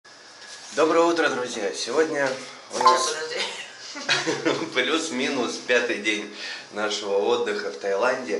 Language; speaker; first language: Russian; native; Russian